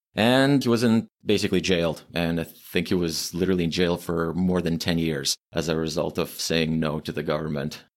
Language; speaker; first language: English; early bilingual, other home language; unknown